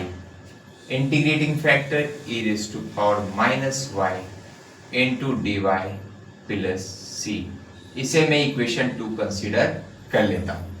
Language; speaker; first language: Hindi; native; Hindi